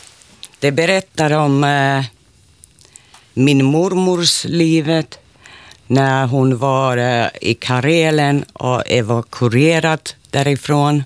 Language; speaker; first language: Swedish; non-native, local second language; Finnish